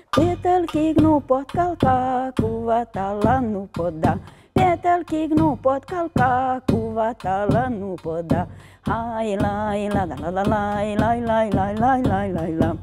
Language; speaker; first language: Romanian; native; Romanian